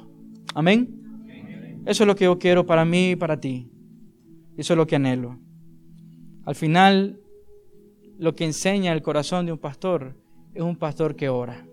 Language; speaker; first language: Spanish; native; Spanish